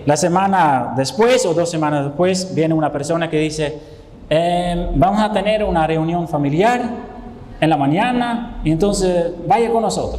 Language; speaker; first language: Spanish; non-native, fluent; Dutch